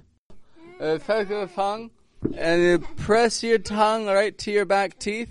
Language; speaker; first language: English; native; English